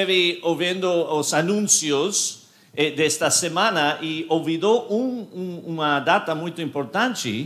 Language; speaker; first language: Portuguese; non-native, fluent; English